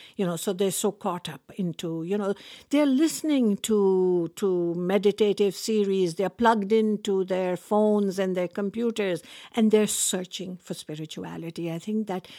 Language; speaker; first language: English; non-native, local second language; Urdu